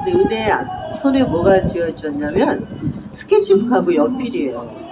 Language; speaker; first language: Korean; native; Korean